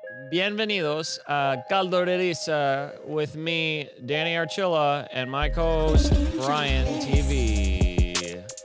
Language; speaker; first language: English; early bilingual, other home language; Spanish